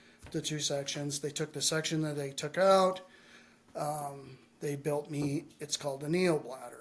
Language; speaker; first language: English; native; English